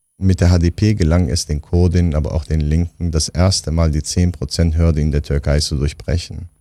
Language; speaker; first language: German; non-native, fluent; Kurdish